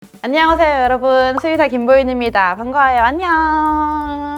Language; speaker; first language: Korean; native; Korean